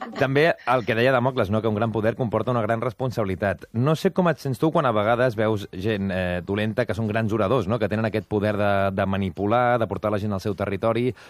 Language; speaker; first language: Catalan; native; Catalan